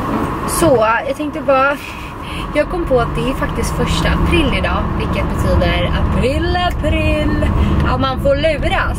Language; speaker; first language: Swedish; native; Swedish